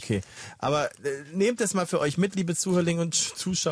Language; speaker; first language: German; native; German